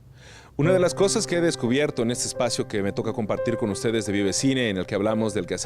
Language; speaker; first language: Spanish; native; Spanish